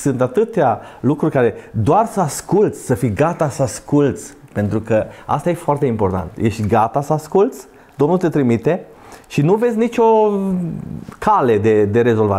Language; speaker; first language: Romanian; native; Romanian